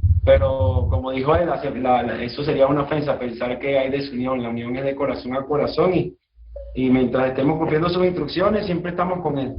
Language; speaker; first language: Spanish; native; Spanish